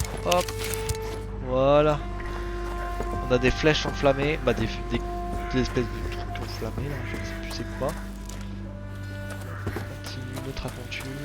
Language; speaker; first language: French; native; French